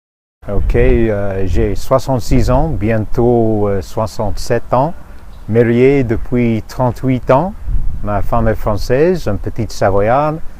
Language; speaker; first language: French; non-native, fluent; English